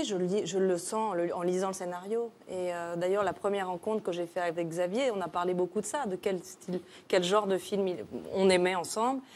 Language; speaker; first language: French; native; French